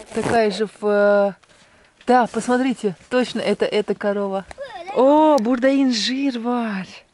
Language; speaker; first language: Russian; native; Russian